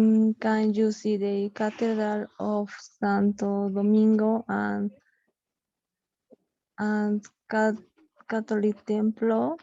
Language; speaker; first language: English; non-native, learner; Spanish